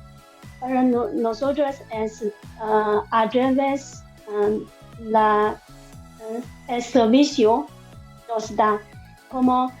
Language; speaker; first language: Spanish; non-native, learner; Chinese